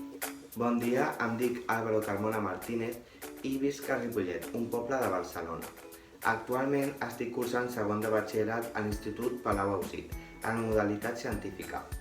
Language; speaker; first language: Catalan; non-native, local second language; Spanish